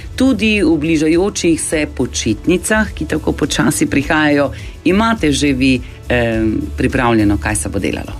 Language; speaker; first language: Slovenian; native; Slovenian